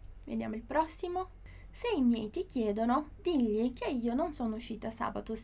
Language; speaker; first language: Italian; non-native, fluent; Portuguese